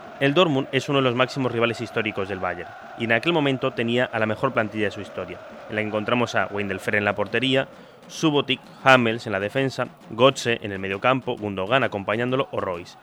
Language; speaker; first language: Spanish; native; Spanish